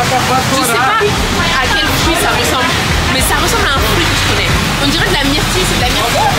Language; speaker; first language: French; native; French